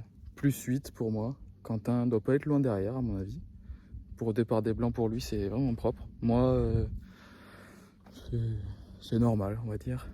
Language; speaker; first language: French; native; French